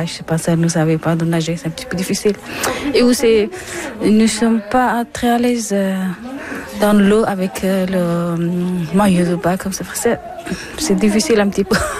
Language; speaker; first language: French; non-native, learner; Persian